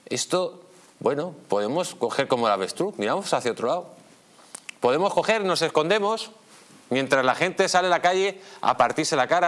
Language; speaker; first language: Spanish; native; Spanish